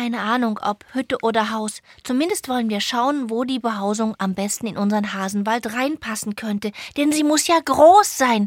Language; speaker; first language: German; native; German